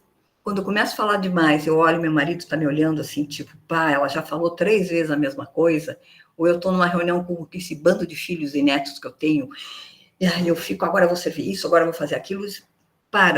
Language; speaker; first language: Portuguese; native; Portuguese